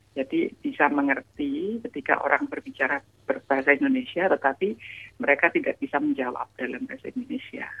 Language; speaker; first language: Indonesian; native; Indonesian